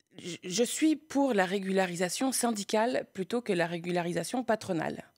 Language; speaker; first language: French; early bilingual, other home language; Spanish